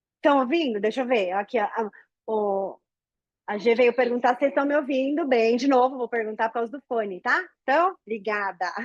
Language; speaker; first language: Portuguese; native; Portuguese